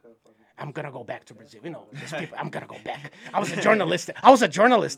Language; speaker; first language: English; non-native, fluent; Portuguese